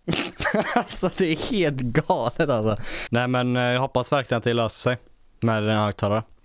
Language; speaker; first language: Swedish; native; Swedish